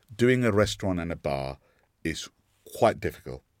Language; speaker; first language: English; non-native, local second language; Sinhala